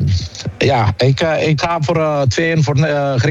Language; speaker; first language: Dutch; non-native, fluent; Greek